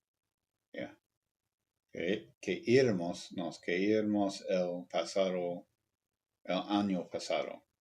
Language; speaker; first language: Spanish; non-native, learner; English